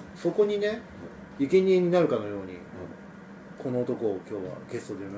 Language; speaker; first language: Japanese; native; Japanese